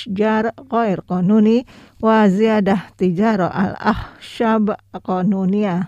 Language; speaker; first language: Arabic; non-native, fluent; Indonesian